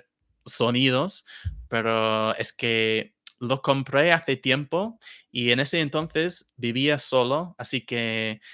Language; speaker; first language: Spanish; non-native, fluent; English